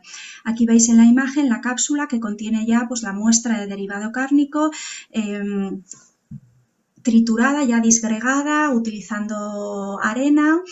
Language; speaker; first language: Spanish; native; Spanish